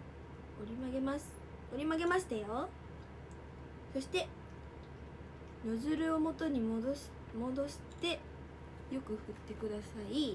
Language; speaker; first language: Japanese; native; Japanese